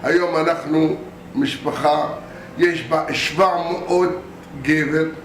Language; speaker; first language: Hebrew; non-native, local second language; Arabic